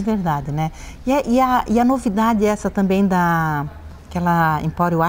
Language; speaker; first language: Portuguese; native; Portuguese